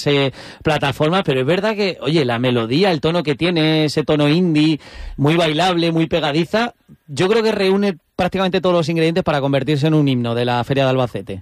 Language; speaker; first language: Spanish; native; Spanish